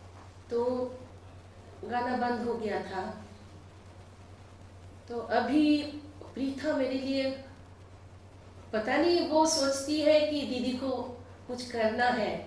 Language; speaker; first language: Hindi; non-native, local second language; Bangla